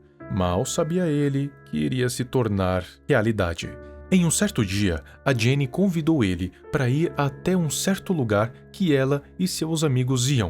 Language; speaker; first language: Portuguese; native; Portuguese